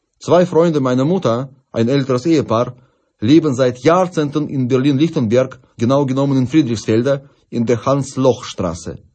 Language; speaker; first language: German; non-native, fluent; Russian